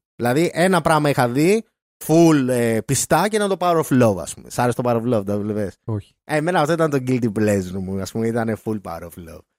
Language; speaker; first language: Greek; native; Greek